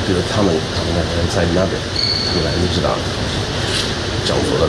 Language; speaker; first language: Chinese; non-native, fluent; English